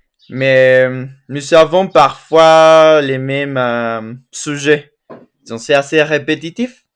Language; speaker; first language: French; non-native, fluent; Spanish